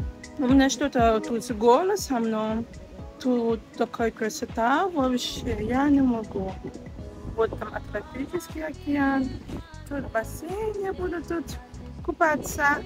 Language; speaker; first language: Russian; non-native, fluent; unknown